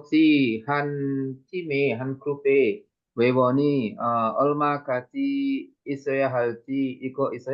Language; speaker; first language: Korean; non-native, learner; Indonesian